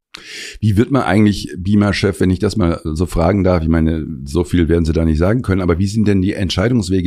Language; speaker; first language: German; native; German